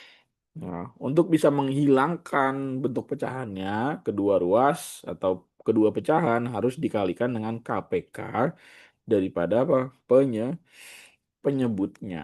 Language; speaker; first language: Indonesian; native; Indonesian